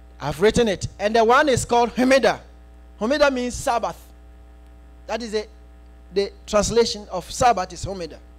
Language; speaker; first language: English; non-native, local second language; Akan